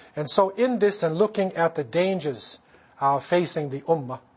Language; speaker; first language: English; native; English